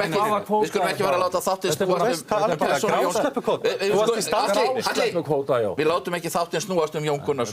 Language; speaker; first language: Icelandic; native; Icelandic